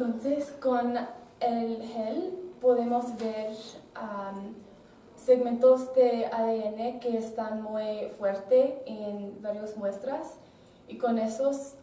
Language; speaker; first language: Spanish; non-native, learner; English